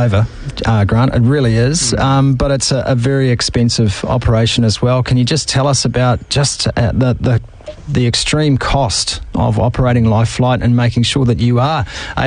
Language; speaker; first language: English; native; English